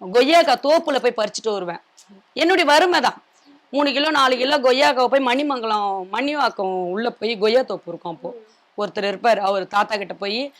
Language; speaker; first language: Tamil; native; Tamil